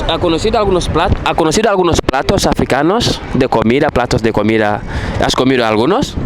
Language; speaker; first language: Spanish; non-native, fluent; Fula